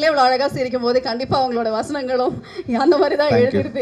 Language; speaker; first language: Tamil; native; Tamil